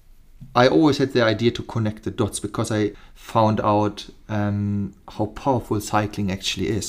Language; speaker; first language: English; non-native, fluent; German